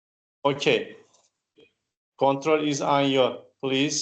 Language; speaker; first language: English; non-native, learner; Turkish